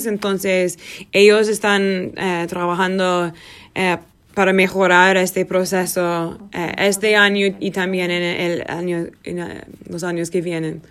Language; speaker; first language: Spanish; non-native, learner; Portuguese